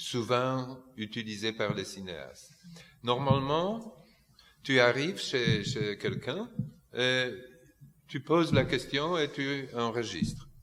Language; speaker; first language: French; non-native, fluent; Polish